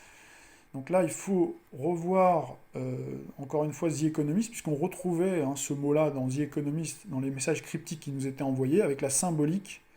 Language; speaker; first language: French; native; French